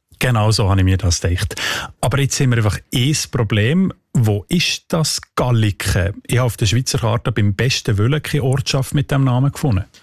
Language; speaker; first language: German; native; German